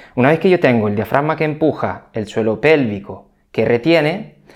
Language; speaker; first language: Spanish; non-native, fluent; Italian